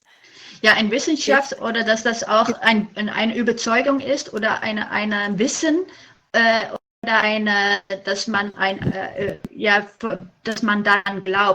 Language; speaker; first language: German; non-native, learner; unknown